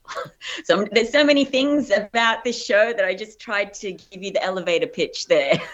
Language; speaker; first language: English; native; English